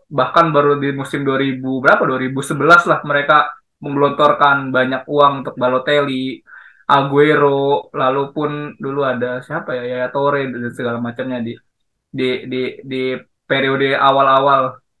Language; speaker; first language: Indonesian; native; Indonesian